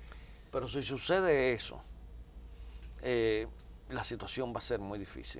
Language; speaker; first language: Spanish; native; Spanish